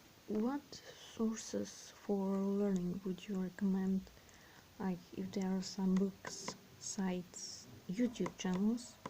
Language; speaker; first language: English; non-native, fluent; Serbian